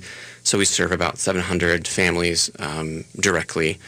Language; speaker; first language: English; native; English